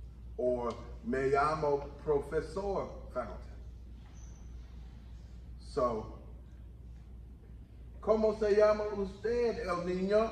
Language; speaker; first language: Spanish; non-native, learner; English